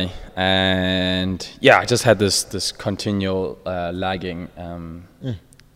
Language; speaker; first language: English; native; English